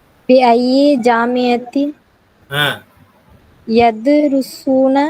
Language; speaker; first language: Arabic; non-native, learner; Tamil